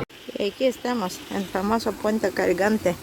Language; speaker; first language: Spanish; non-native, fluent; Russian